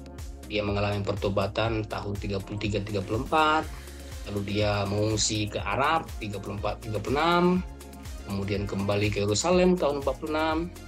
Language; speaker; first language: Indonesian; native; Indonesian